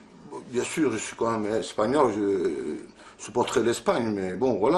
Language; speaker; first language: French; non-native, fluent; Spanish